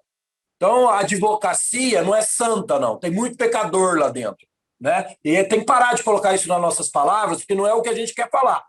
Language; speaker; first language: Portuguese; native; Portuguese